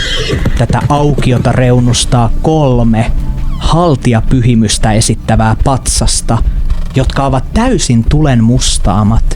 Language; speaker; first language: Finnish; native; Finnish